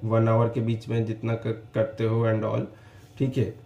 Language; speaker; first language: Hindi; native; Hindi